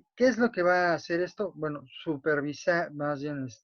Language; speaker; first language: Spanish; native; Spanish